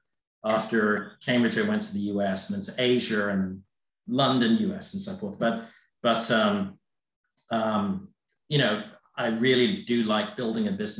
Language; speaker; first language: English; native; English